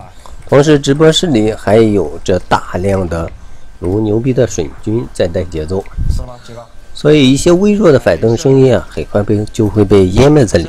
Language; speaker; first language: Chinese; native; Chinese